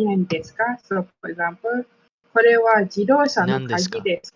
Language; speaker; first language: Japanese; non-native, learner; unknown